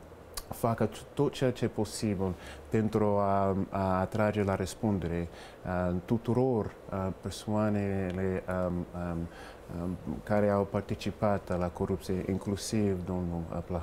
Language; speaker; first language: Romanian; non-native, fluent; English